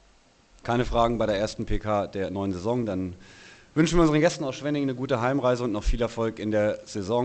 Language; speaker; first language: German; native; German